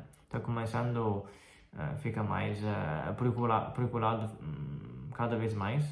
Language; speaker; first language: Portuguese; non-native, fluent; Chinese